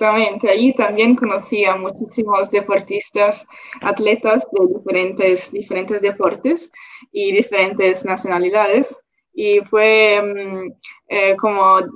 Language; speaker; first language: Spanish; non-native, local second language; Italian